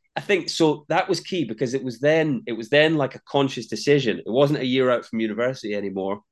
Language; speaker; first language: English; native; English